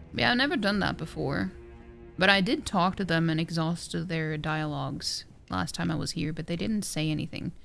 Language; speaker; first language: English; non-native, fluent; Norwegian